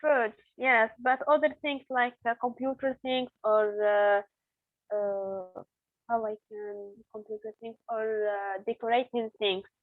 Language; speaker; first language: English; non-native, learner; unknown